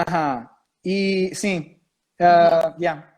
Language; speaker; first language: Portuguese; non-native, fluent; English